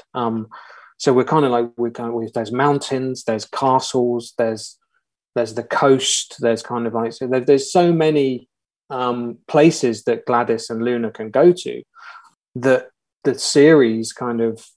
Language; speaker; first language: English; native; English